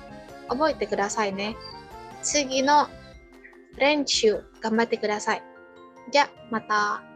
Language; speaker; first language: Japanese; non-native, learner; Indonesian